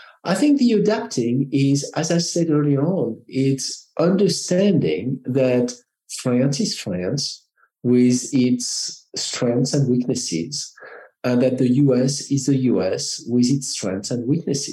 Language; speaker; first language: English; non-native, fluent; French